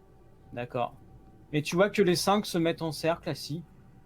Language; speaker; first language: French; native; French